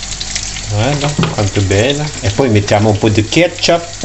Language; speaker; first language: Italian; non-native, learner; Filipino